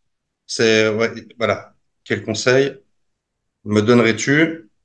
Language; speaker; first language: French; native; French